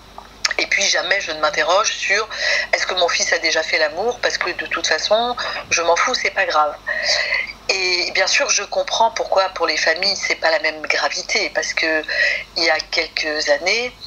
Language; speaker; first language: French; native; French